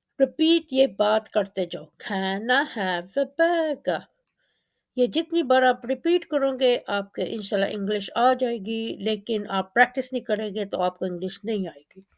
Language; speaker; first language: Urdu; non-native, local second language; Punjabi